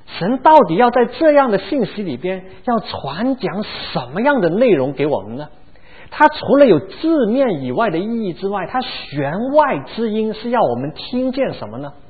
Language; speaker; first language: Chinese; non-native, local second language; Cantonese